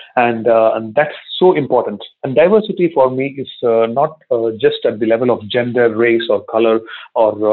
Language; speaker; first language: English; non-native, local second language; Tamil